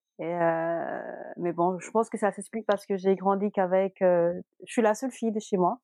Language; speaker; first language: French; non-native, local second language; Wolof